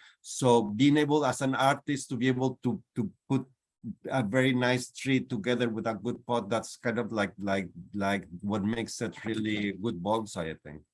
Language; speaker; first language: English; non-native, fluent; Spanish